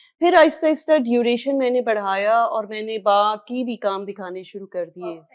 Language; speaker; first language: Urdu; native; Urdu